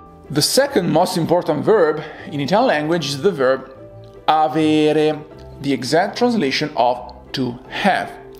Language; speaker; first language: English; non-native, fluent; Italian